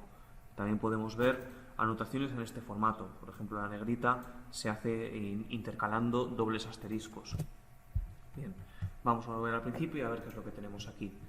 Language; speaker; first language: Spanish; native; Spanish